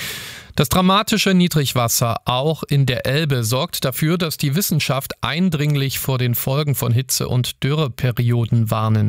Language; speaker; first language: German; native; German